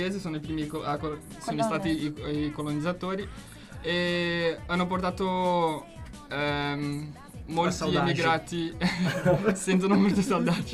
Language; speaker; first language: Italian; non-native, fluent; Portuguese